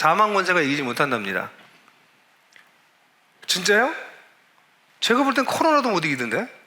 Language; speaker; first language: Korean; native; Korean